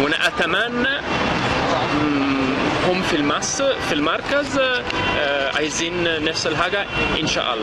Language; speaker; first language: Arabic; non-native, fluent; Italian